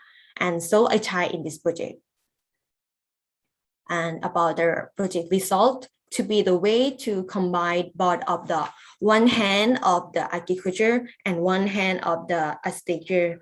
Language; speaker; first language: English; non-native, learner; Lao